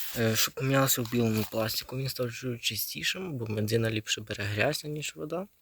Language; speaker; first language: Ukrainian; native; Ukrainian